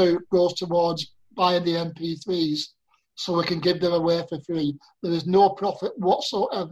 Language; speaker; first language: English; native; English